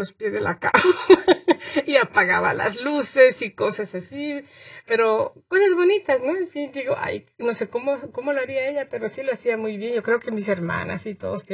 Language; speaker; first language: Spanish; native; Spanish